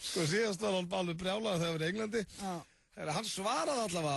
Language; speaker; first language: Icelandic; native; Icelandic